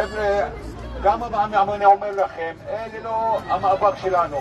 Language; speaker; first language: Hebrew; non-native, local second language; Arabic